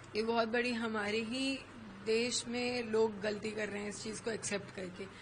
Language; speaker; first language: Hindi; native; Hindi